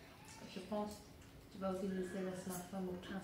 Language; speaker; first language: French; non-native, learner; Vietnamese